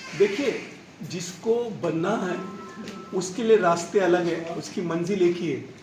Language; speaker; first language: Hindi; non-native, local second language; Tamil